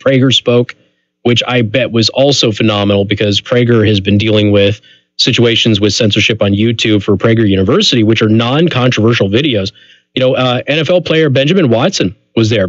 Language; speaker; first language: English; native; English